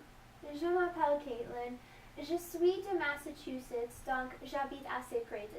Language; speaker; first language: French; non-native, learner; English